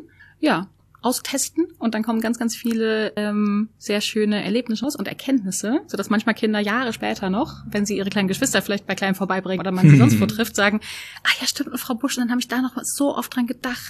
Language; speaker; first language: German; native; German